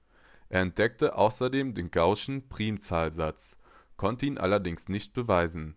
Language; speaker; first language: German; native; German